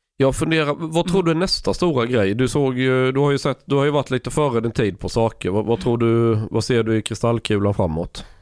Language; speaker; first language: Swedish; early bilingual, other home language; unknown